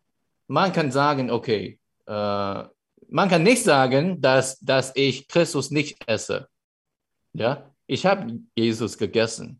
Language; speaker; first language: German; non-native, fluent; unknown